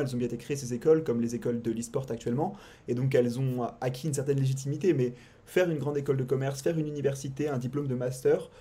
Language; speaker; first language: French; native; French